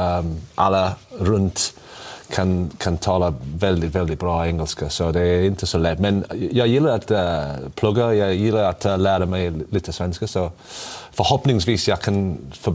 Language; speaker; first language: Swedish; non-native, learner; English